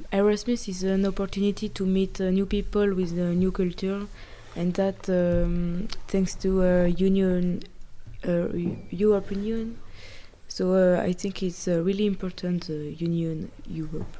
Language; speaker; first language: English; non-native, learner; Catalan